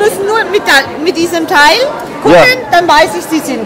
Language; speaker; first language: German; native; German